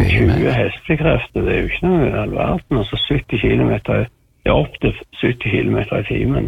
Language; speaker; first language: Norwegian; native; Norwegian